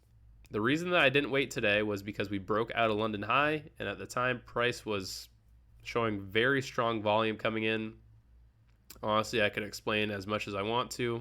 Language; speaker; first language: English; native; English